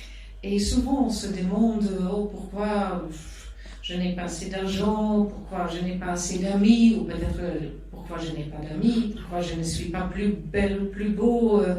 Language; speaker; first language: French; non-native, fluent; German